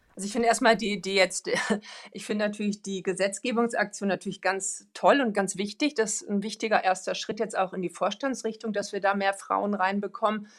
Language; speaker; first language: German; non-native, fluent; Swedish